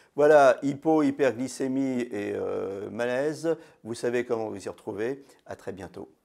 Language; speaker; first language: French; native; French